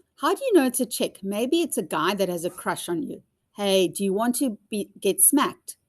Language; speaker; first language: English; non-native, local second language; Afrikaans